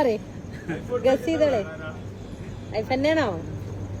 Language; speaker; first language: Malayalam; native; Malayalam